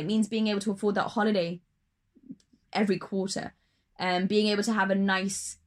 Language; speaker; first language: English; native; English